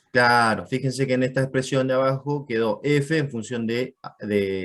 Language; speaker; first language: Spanish; native; Spanish